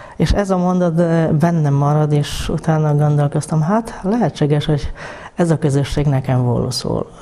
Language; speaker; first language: Hungarian; non-native, fluent; Polish